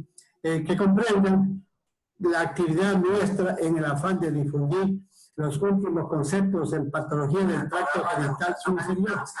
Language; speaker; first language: Spanish; native; Spanish